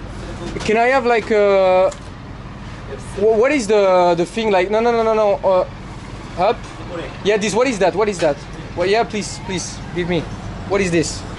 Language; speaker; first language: English; non-native, learner; French